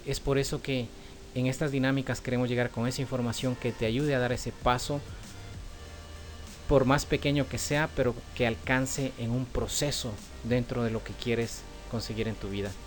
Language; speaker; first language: Spanish; native; Spanish